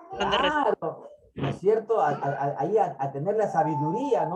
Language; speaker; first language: Spanish; native; Spanish